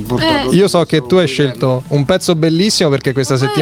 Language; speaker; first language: Italian; native; Italian